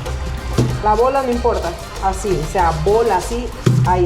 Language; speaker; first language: Spanish; native; Spanish